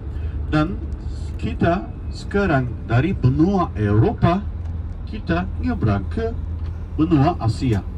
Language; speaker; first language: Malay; non-native, fluent; Turkish